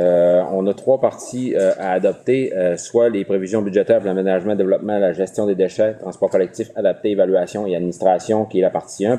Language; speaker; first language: French; native; French